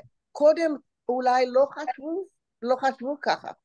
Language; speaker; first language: Hebrew; non-native, learner; English